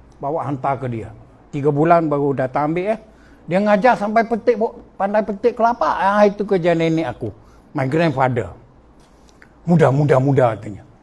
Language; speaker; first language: Malay; non-native, local second language; Min Nan Chinese